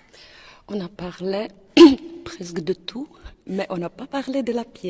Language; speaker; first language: French; non-native, fluent; Czech